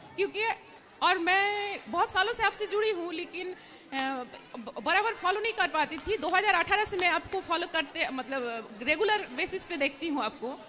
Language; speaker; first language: Hindi; non-native, local second language; Bangla